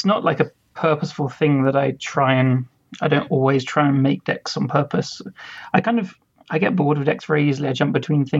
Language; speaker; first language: English; native; English